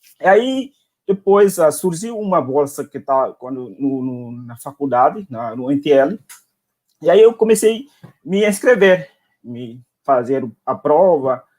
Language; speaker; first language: Portuguese; non-native, local second language; Tetum